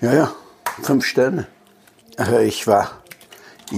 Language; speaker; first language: German; non-native, learner; Italian